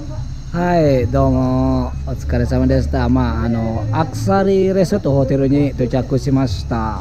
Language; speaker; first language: Japanese; non-native, fluent; Indonesian